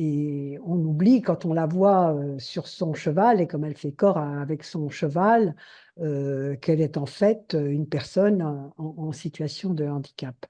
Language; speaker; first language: French; native; French